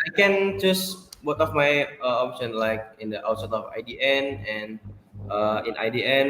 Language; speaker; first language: English; non-native, learner; Indonesian